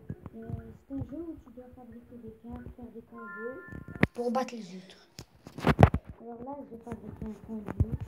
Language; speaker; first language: French; native; French